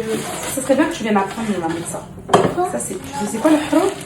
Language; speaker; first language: French; native; French